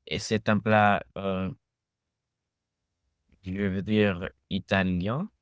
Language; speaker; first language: French; non-native, learner; English